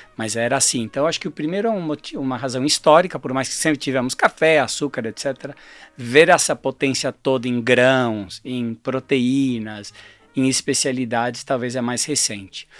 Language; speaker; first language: Portuguese; early bilingual, other home language; Spanish